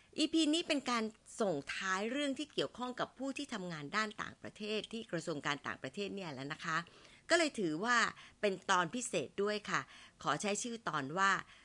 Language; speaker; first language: Thai; native; Thai